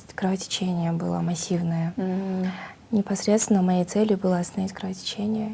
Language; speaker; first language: Russian; non-native, local second language; Kyrgyz